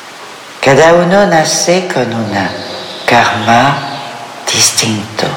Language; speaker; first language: Spanish; non-native, fluent; French